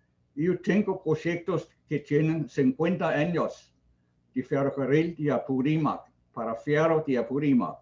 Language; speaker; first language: Spanish; non-native, fluent; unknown